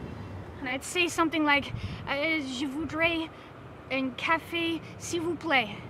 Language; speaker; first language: French; non-native, fluent; English